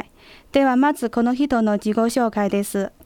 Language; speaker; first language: Japanese; non-native, fluent; Chinese